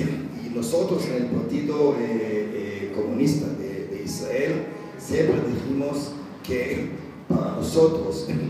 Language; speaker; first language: Spanish; non-native, learner; Hebrew